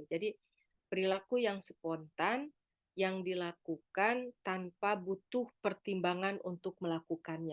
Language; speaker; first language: Indonesian; native; Indonesian